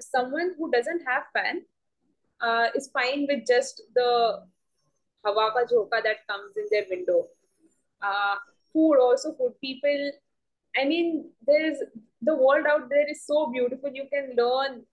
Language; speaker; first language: English; non-native, local second language; Marathi